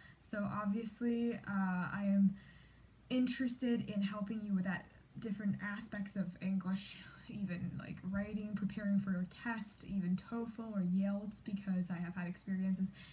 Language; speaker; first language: English; early bilingual, other home language; Chinese